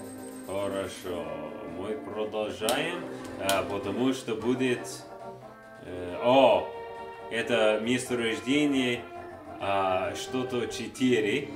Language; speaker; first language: Russian; non-native, learner; English